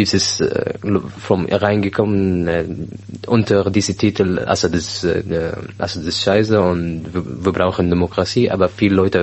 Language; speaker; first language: German; non-native, learner; Arabic